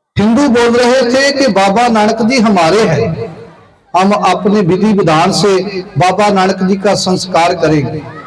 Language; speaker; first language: Urdu; non-native, local second language; Punjabi